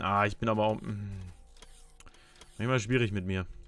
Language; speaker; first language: German; native; German